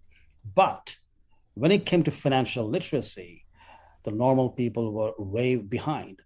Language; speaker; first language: English; non-native, local second language; Bangla